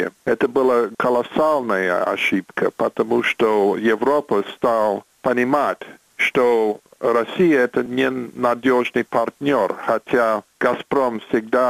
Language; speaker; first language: Russian; non-native, fluent; English